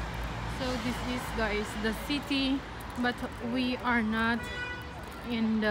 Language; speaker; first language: English; non-native, local second language; Filipino